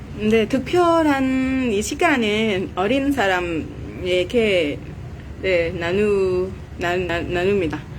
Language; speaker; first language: Korean; non-native, learner; Vietnamese